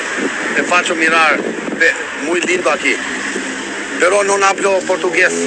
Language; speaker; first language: Spanish; non-native, learner; Albanian